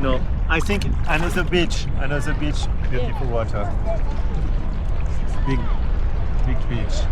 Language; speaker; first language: English; non-native, learner; French